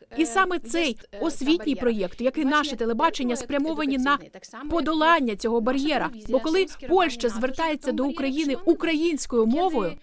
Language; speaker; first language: Ukrainian; native; Ukrainian